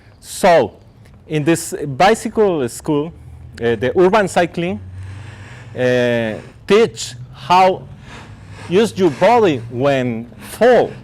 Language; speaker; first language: English; non-native, learner; Spanish